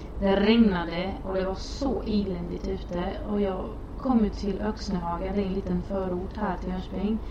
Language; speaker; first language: Swedish; non-native, fluent; Romanian